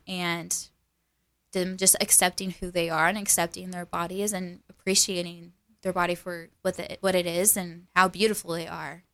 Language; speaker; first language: English; native; English